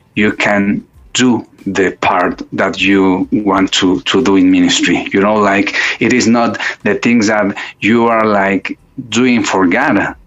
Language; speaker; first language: English; non-native, fluent; Spanish